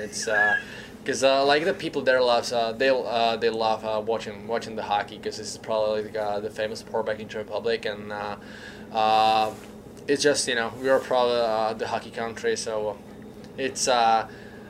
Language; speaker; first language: English; non-native, learner; Czech